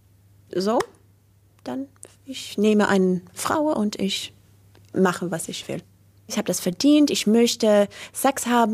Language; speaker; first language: German; non-native, learner; English